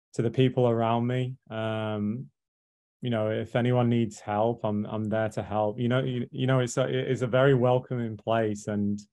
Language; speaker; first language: English; native; English